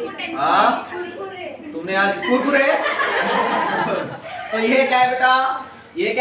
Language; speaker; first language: Hindi; non-native, local second language; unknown